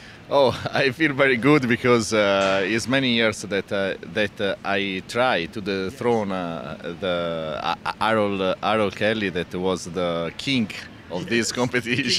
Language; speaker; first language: English; non-native, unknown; Italian